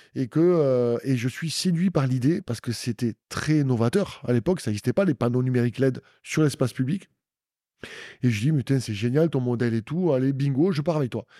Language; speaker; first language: French; native; French